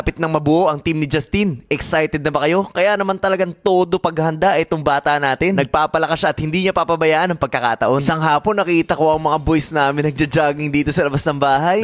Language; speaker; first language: Filipino; native; Filipino